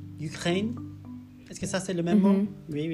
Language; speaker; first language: French; non-native, learner; English